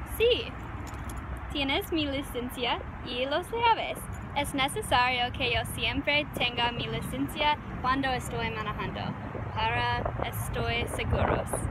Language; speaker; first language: Spanish; non-native, learner; English